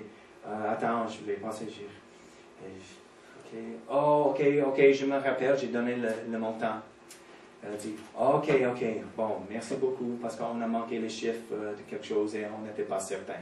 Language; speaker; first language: French; non-native, fluent; English